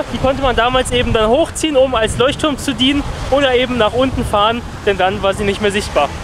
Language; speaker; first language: German; native; German